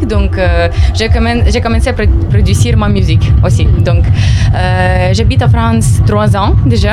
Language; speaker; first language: French; non-native, learner; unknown